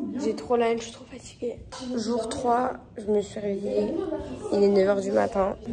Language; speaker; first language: French; native; French